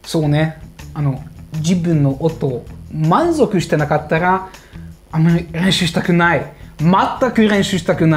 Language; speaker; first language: Japanese; non-native, fluent; Hungarian